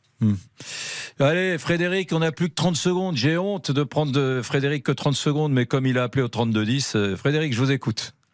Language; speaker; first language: French; native; French